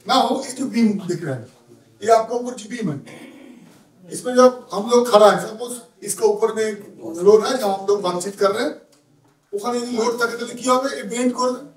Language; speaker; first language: Hindi; non-native, local second language; Bangla